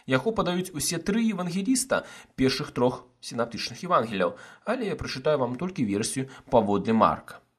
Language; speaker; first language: Belarusian; non-native, local second language; Russian